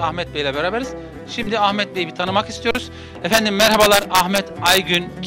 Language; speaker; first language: Turkish; native; Turkish